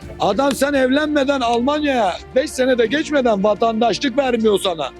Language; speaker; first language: Turkish; native; Turkish